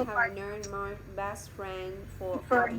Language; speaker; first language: English; non-native, fluent; Vietnamese